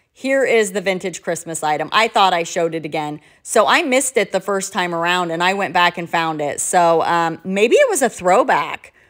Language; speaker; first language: English; native; English